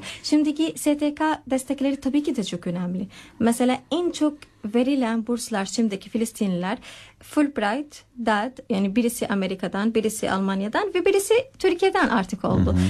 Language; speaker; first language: Turkish; non-native, fluent; Arabic